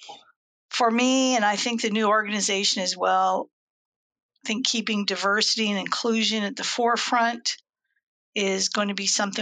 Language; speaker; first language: English; native; English